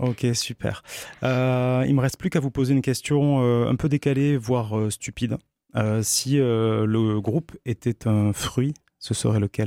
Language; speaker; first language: French; native; French